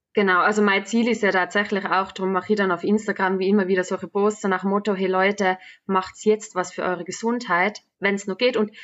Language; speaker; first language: German; native; German